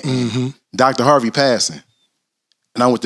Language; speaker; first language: English; native; English